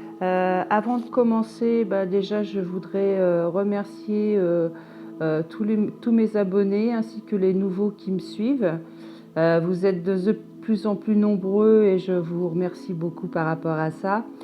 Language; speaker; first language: French; native; French